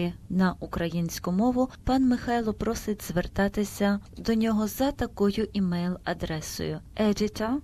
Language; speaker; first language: Ukrainian; native; Ukrainian